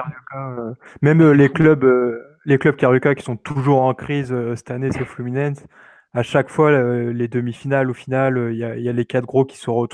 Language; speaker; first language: French; native; French